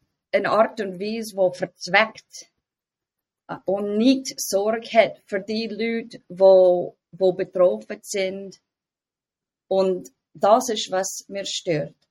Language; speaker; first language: German; non-native, fluent; English